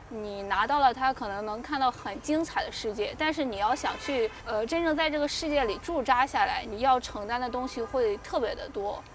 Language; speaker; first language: Chinese; native; Chinese